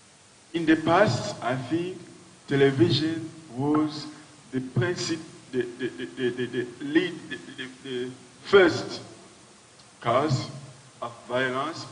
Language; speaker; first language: English; non-native, learner; French